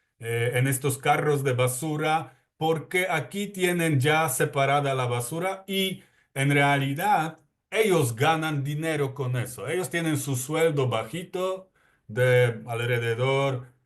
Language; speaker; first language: Spanish; non-native, fluent; Polish